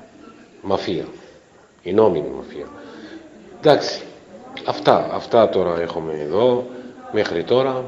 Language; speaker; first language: Greek; non-native, learner; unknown